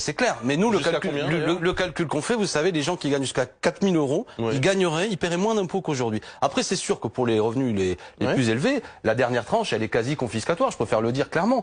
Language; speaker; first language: French; native; French